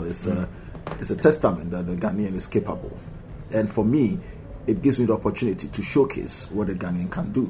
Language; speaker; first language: English; non-native, local second language; Akan